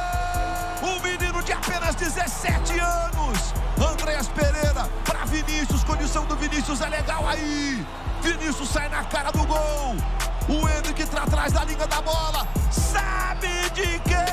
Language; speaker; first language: Portuguese; native; Portuguese